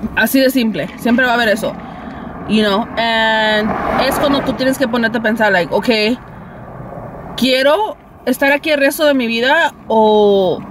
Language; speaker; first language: Spanish; early bilingual, heritage; Spanish